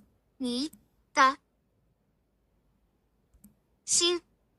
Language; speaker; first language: Chinese; non-native, learner; Korean